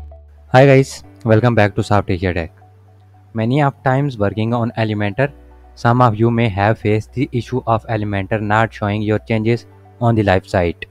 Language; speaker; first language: English; non-native, fluent; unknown